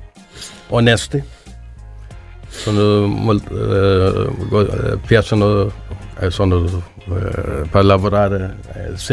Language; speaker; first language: Italian; non-native, learner; Swedish